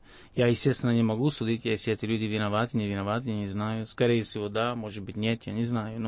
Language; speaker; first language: Russian; non-native, fluent; Italian